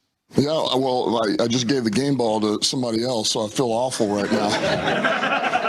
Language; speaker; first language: English; native; English